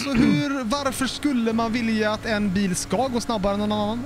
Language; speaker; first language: Swedish; native; Swedish